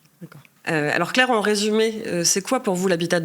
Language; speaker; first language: French; native; French